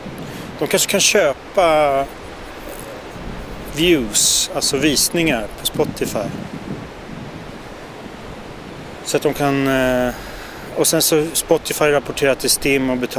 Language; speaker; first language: Swedish; native; Swedish